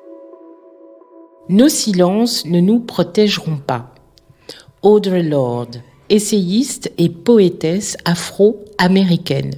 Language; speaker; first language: French; native; French